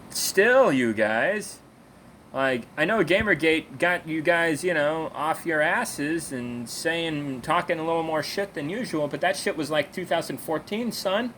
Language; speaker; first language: English; native; English